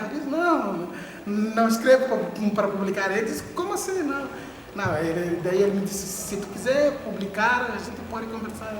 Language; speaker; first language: Portuguese; non-native, local second language; Upper Guinea Crioulo